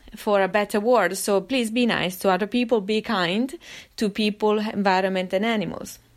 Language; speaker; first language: English; non-native, fluent; Italian